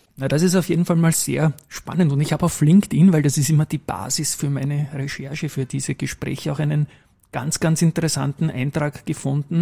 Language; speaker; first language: German; native; German